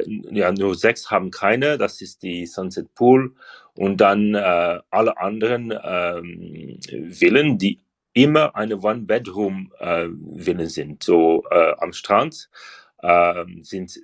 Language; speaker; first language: German; non-native, learner; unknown